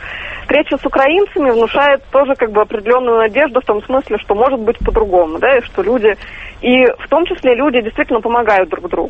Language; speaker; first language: Russian; native; Russian